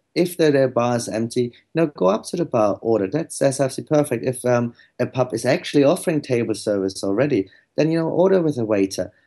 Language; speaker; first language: English; non-native, fluent; German